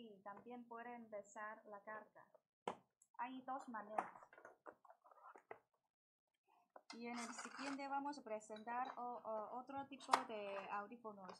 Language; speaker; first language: Spanish; non-native, learner; Chinese